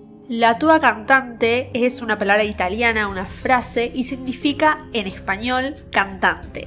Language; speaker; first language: Spanish; native; Spanish